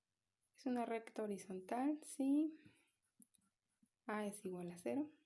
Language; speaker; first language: Spanish; native; Spanish